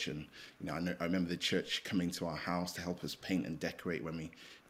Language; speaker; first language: English; native; English